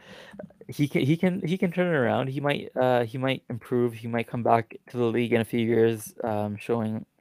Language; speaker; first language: English; native; English